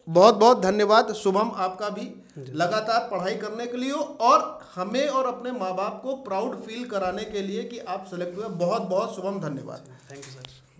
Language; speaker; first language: Hindi; native; Hindi